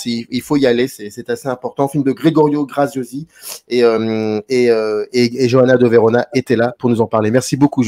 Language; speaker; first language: French; native; French